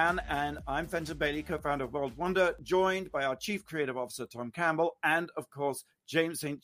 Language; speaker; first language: English; native; English